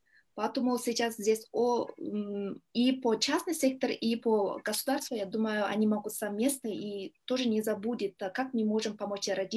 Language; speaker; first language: Russian; non-native, learner; Kyrgyz